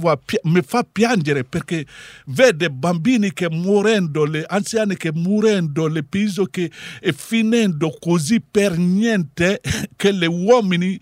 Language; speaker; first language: Italian; non-native, learner; Bambara